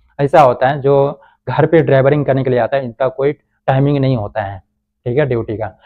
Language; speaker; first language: Hindi; native; Hindi